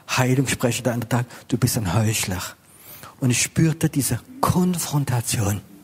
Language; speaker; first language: German; non-native, local second language; French